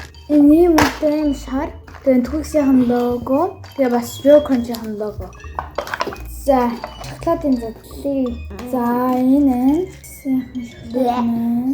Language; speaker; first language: Mongolian; early bilingual, heritage; Mongolian